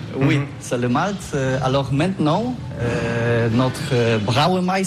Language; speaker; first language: French; non-native, learner; Polish